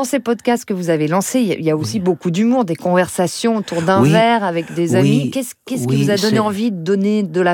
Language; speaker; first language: French; native; French